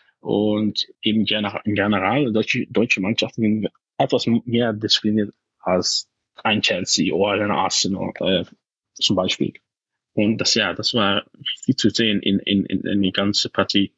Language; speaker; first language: German; non-native, fluent; Dutch